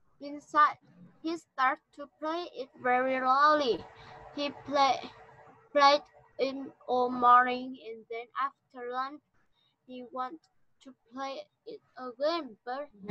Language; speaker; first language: English; non-native, learner; Vietnamese